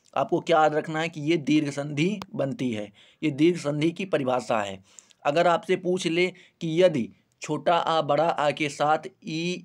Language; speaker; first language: Hindi; native; Hindi